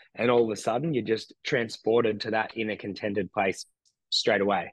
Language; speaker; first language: English; native; English